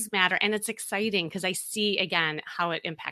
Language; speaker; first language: English; native; English